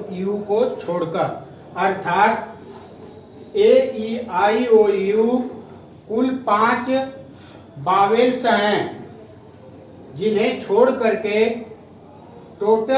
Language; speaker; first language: Hindi; native; Hindi